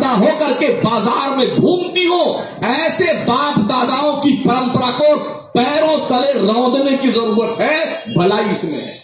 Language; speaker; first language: Urdu; native; Urdu